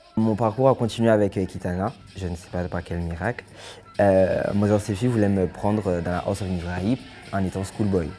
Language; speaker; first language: French; native; French